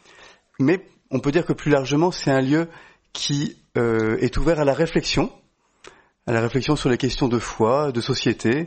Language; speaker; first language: French; native; French